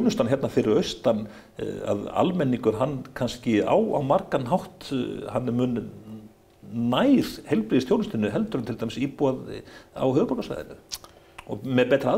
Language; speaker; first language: Icelandic; native; Icelandic